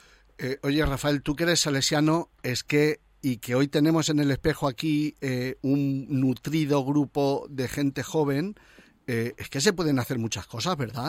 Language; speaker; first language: Spanish; native; Spanish